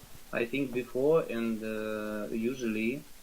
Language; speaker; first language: English; non-native, learner; Russian